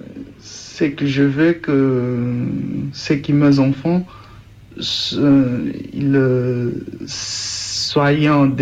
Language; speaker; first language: French; non-native, learner; Portuguese